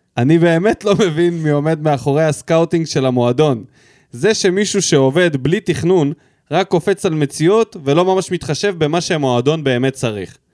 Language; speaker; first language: Hebrew; early bilingual, other home language; Russian